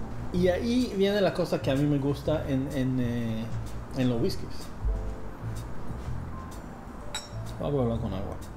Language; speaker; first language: Spanish; non-native, fluent; English